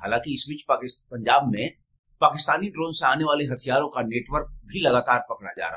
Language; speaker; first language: Hindi; native; Hindi